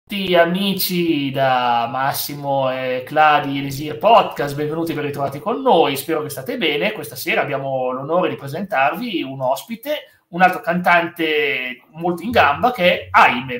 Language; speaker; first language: Italian; native; Italian